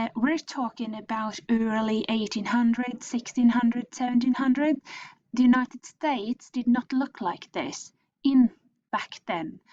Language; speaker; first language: English; non-native, fluent; Norwegian